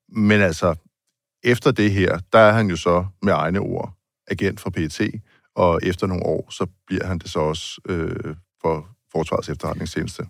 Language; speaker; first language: Danish; native; Danish